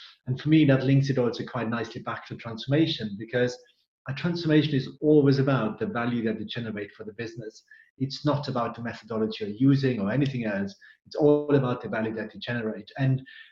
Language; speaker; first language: English; non-native, fluent; German